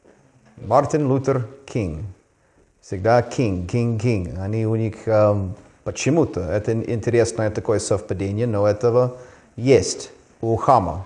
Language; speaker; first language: Russian; non-native, fluent; English